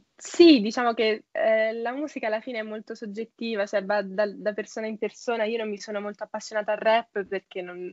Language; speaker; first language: Italian; native; Italian